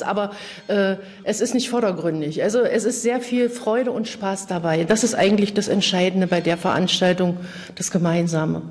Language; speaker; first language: German; native; German